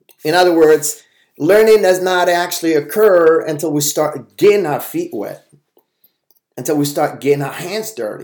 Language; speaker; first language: English; non-native, fluent; Arabic